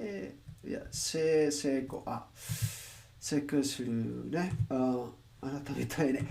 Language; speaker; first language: Japanese; non-native, learner; Spanish